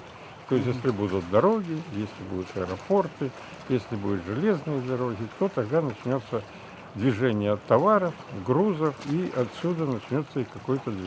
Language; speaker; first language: Russian; native; Russian